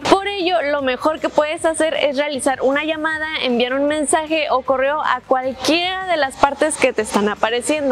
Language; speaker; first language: Spanish; native; Spanish